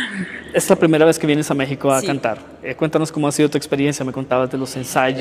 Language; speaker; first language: Spanish; native; Spanish